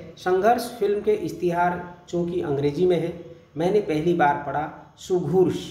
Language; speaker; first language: Hindi; native; Hindi